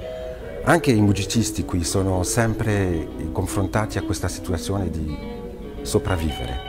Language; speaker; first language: Italian; non-native, fluent; French